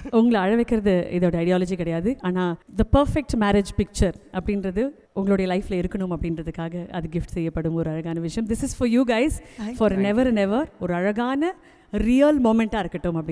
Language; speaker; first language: Tamil; native; Tamil